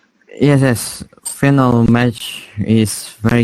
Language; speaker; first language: English; non-native, learner; Slovak